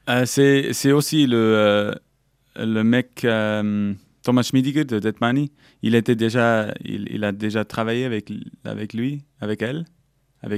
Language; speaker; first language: French; non-native, local second language; German